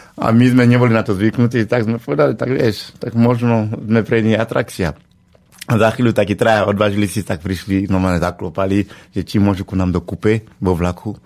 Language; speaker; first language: Slovak; non-native, fluent; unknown